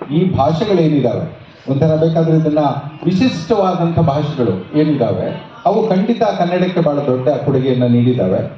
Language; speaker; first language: Kannada; native; Kannada